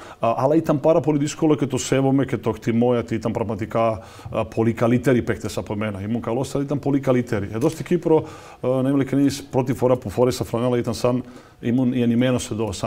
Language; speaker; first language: Greek; non-native, fluent; Serbian